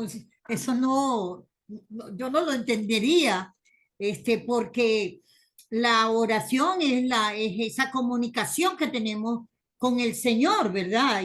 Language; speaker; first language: Spanish; native; Spanish